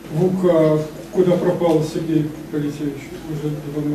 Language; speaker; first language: Russian; native; Russian